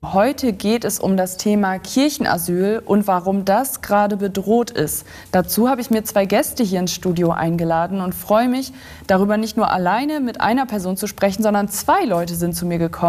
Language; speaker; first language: German; native; German